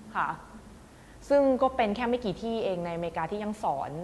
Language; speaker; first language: Thai; native; Thai